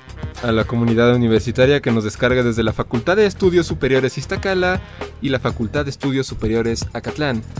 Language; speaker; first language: Spanish; native; Spanish